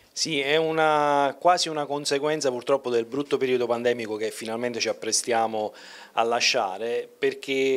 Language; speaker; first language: Italian; native; Italian